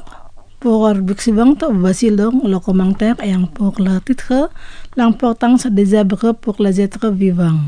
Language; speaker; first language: French; non-native, fluent; Indonesian